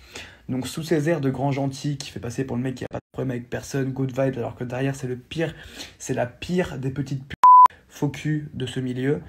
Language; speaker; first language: French; native; French